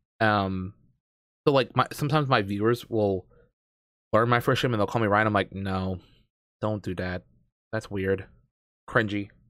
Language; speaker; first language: English; native; English